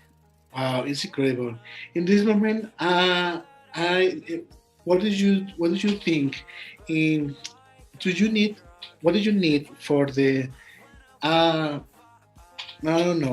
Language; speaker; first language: English; non-native, learner; Spanish